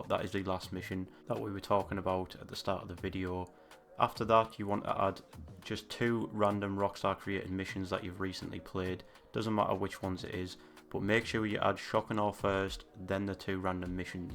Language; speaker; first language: English; native; English